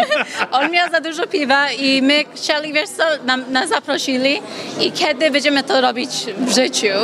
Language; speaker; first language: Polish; early bilingual, heritage; English